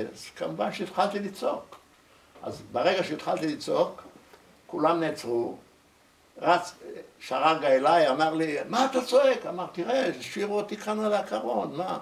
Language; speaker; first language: Hebrew; early bilingual, other home language; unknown